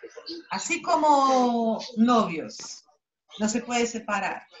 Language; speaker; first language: Spanish; non-native, fluent; Portuguese